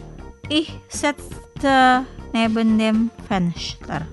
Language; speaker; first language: German; non-native, fluent; Indonesian